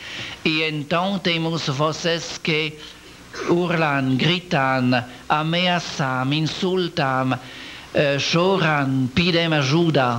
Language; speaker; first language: Portuguese; non-native, learner; French